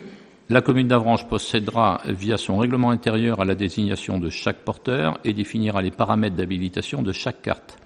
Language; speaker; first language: French; native; French